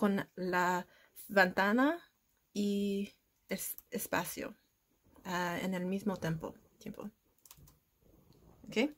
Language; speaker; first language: Spanish; non-native, learner; English